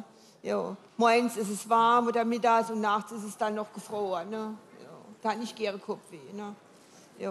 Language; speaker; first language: German; native; German